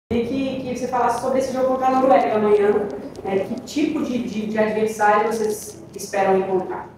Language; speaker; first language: Portuguese; native; Portuguese